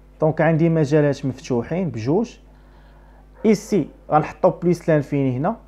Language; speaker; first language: Arabic; native; Arabic